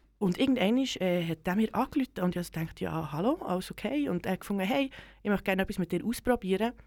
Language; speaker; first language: German; early bilingual, other home language; Serbian